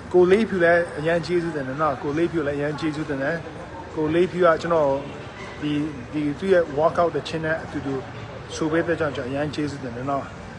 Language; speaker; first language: Burmese; non-native, local second language; Kachin